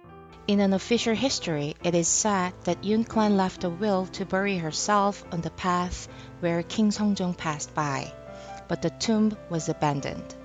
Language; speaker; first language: English; non-native, fluent; Korean